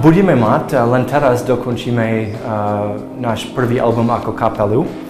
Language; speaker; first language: Slovak; non-native, learner; English